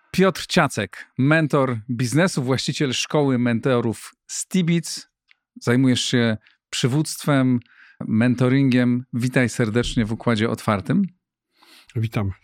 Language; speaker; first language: Polish; native; Polish